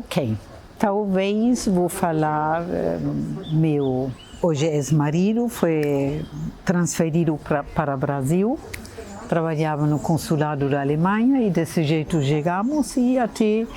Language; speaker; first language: Portuguese; non-native, fluent; German